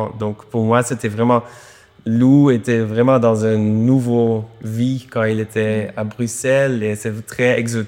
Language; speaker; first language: French; non-native, learner; Dutch